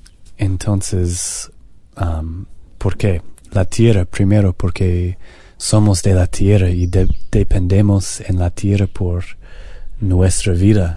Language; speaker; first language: Spanish; non-native, learner; English